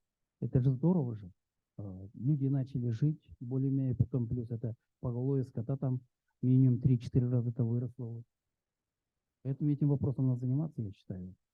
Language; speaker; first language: Russian; native; Russian